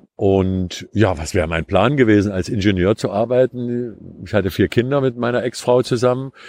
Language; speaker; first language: German; native; German